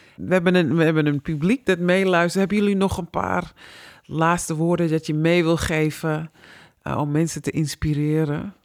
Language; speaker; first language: Dutch; native; Dutch